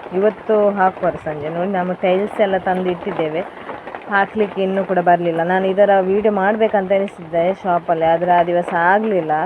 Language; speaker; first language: Kannada; non-native, local second language; Tulu